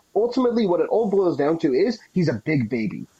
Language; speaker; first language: English; native; English